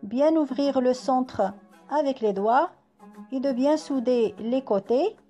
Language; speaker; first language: French; non-native, local second language; Arabic